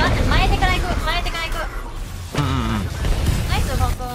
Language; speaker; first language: Japanese; non-native, fluent; Thai